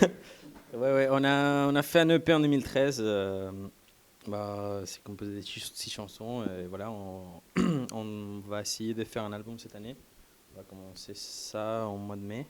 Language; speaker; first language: French; non-native, fluent; Spanish